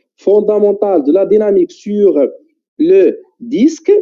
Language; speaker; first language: French; non-native, local second language; Arabic